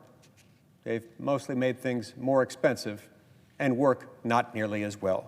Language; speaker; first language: English; native; English